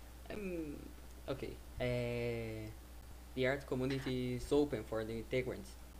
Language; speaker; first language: English; non-native, learner; Portuguese